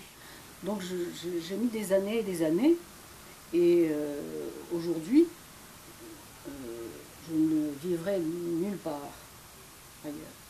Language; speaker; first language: French; non-native, fluent; Korean